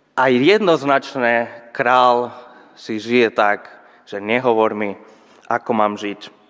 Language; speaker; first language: Slovak; non-native, fluent; Spanish